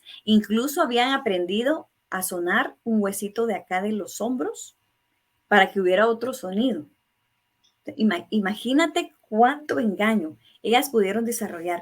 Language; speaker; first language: Spanish; native; Spanish